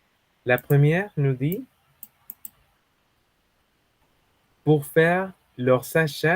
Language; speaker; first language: French; non-native, fluent; Spanish